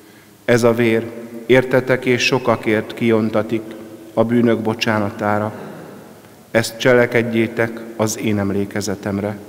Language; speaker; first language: Hungarian; native; Hungarian